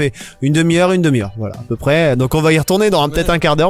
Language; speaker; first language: French; native; French